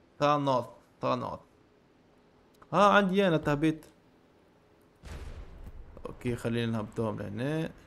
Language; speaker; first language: Arabic; native; Arabic